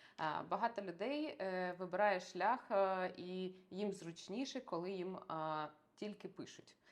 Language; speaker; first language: Ukrainian; non-native, local second language; Russian